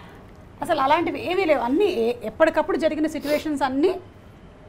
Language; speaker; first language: Telugu; native; Telugu